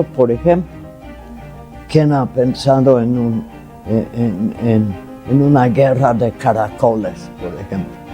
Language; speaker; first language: Spanish; non-native, fluent; English